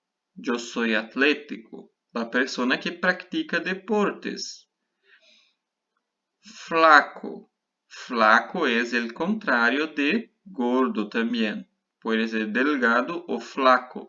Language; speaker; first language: Spanish; non-native, fluent; Portuguese